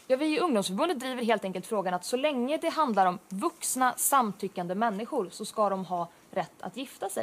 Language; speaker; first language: Swedish; native; Swedish